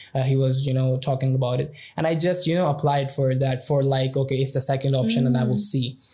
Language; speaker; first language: English; non-native, local second language; Urdu